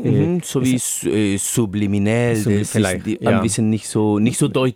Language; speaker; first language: German; non-native, fluent; Spanish